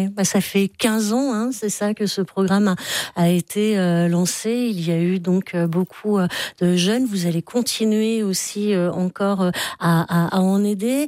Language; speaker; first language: French; native; French